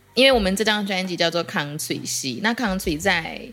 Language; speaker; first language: Chinese; native; Chinese